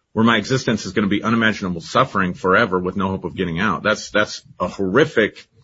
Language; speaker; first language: English; native; English